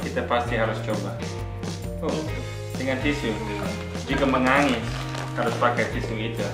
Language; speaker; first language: Indonesian; non-native, fluent; English